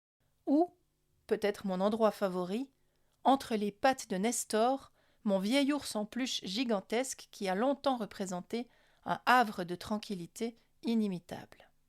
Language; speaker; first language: French; native; French